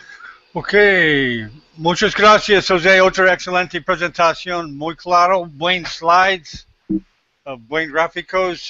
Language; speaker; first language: Spanish; non-native, learner; English